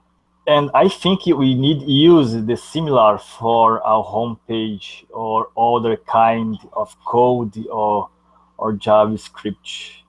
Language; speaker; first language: English; non-native, learner; Portuguese